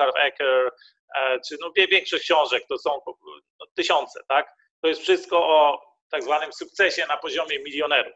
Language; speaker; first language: Polish; early bilingual, heritage; Polish